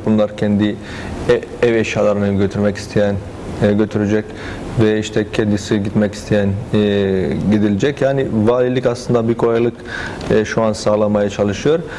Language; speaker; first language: Turkish; non-native, fluent; Arabic